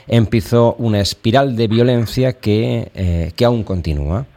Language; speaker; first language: Spanish; non-native, local second language; Catalan